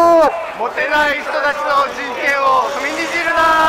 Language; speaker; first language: Japanese; native; Japanese